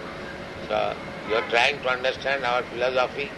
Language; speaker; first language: English; non-native, fluent; Bangla